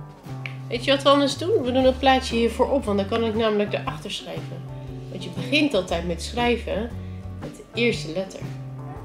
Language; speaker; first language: Dutch; native; Dutch